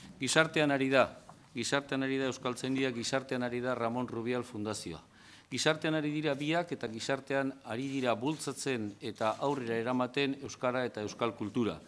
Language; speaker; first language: Basque; native; Basque